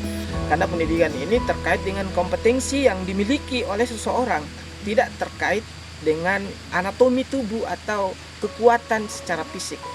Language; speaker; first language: Indonesian; native; Indonesian